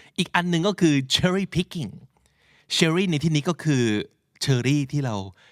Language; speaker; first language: Thai; native; Thai